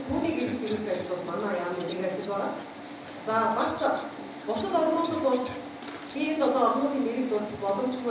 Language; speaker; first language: Mongolian; native; Mongolian